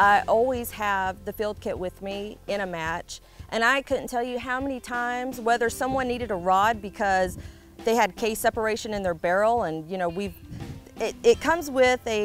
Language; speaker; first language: English; native; English